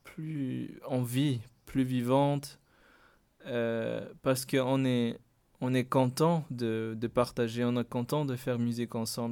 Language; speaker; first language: French; non-native, fluent; Spanish